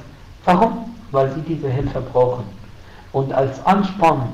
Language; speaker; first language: German; non-native, fluent; Arabic